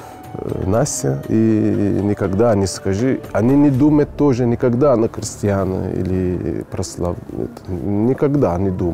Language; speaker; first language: Russian; non-native, learner; Turkish